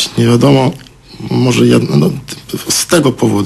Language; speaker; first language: Polish; non-native, fluent; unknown